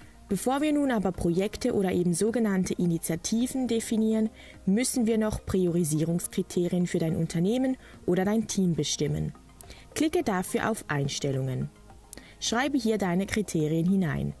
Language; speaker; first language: German; native; German